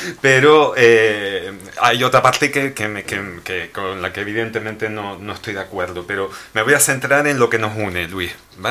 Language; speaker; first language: Spanish; native; Spanish